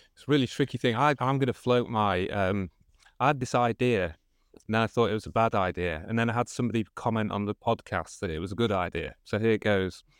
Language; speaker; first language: English; native; English